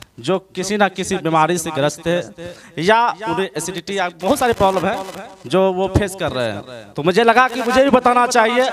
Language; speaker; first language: Hindi; native; Hindi